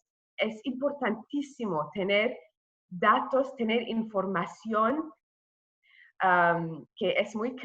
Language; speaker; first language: Spanish; non-native, fluent; English